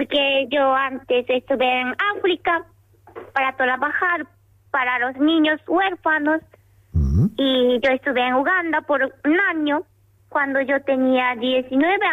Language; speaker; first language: Spanish; non-native, learner; Japanese